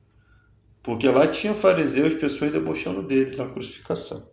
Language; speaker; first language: Portuguese; native; Portuguese